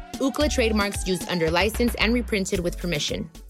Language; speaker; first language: English; early bilingual, other home language; Spanish